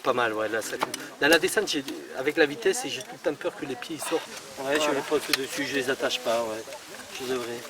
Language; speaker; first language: French; native; French